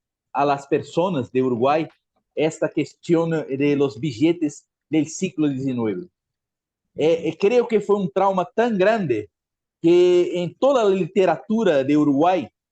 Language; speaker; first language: Spanish; non-native, fluent; Portuguese